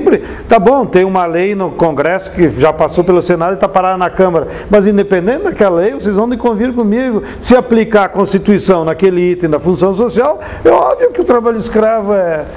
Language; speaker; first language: Portuguese; native; Portuguese